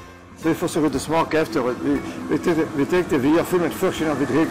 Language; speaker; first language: Swedish; non-native, fluent; Greek